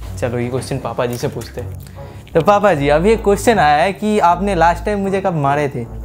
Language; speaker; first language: Hindi; non-native, local second language; Bangla